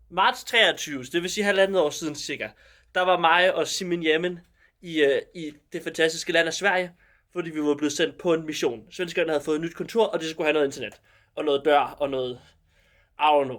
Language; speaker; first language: Danish; native; Danish